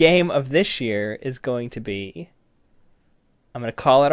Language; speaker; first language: English; native; English